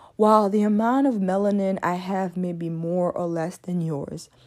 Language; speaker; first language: English; early bilingual, other home language; French